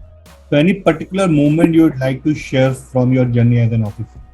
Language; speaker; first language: English; non-native, local second language; Hindi